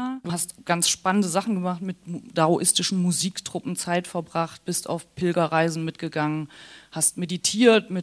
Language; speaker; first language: German; native; German